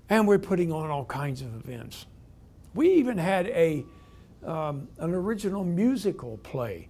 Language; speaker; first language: English; native; English